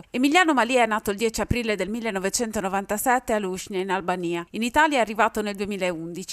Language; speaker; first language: Italian; native; Italian